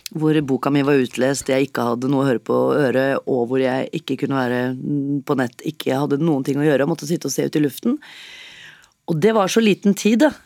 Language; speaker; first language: Norwegian; native; Norwegian